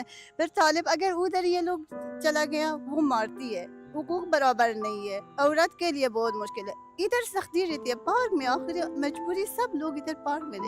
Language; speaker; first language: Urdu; non-native, learner; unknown